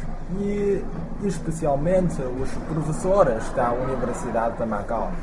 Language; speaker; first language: Portuguese; non-native, learner; Chinese